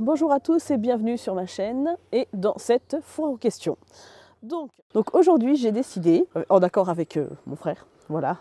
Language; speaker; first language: French; native; French